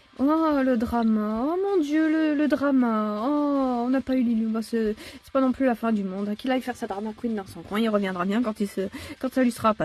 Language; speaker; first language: French; native; French